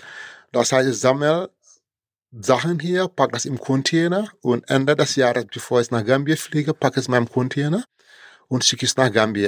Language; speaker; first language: German; non-native, fluent; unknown